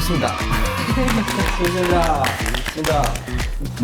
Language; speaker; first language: Korean; non-native, learner; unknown